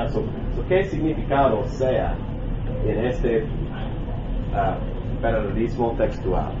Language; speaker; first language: Spanish; non-native, learner; English